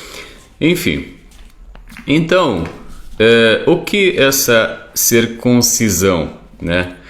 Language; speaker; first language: Portuguese; non-native, fluent; Arabic